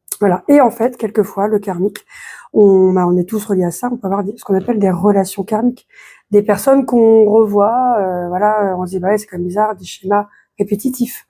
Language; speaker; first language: French; native; French